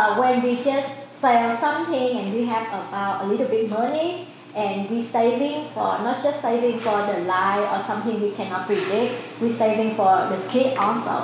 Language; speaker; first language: English; non-native, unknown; Vietnamese